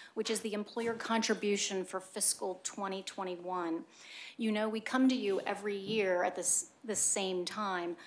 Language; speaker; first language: English; native; English